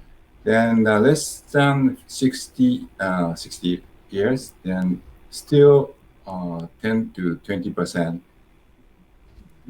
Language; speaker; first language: English; non-native, learner; Japanese